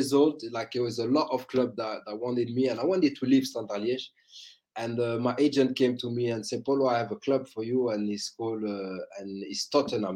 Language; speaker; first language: English; non-native, fluent; French